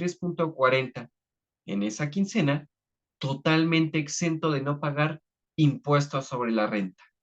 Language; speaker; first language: Spanish; native; Spanish